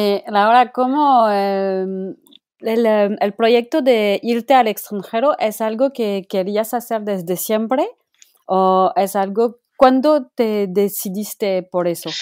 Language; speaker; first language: Spanish; non-native, local second language; French